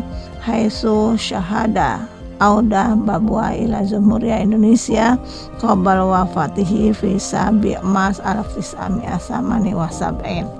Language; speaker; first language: Arabic; non-native, fluent; Indonesian